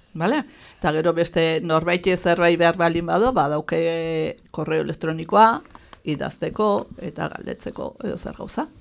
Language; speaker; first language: Basque; native; Basque